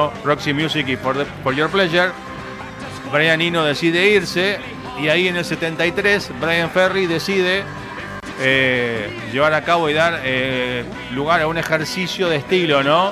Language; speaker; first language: Spanish; native; Spanish